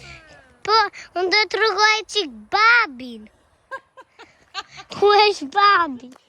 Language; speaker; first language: Albanian; early bilingual, heritage; Albanian